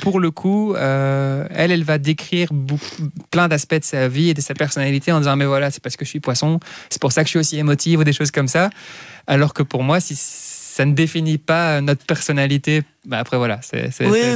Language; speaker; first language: French; native; French